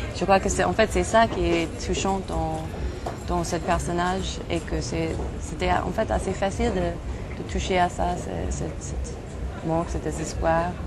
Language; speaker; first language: French; non-native, fluent; English